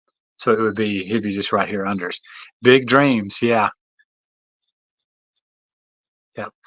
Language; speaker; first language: English; native; English